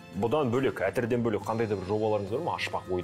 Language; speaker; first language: Kazakh; native; Kazakh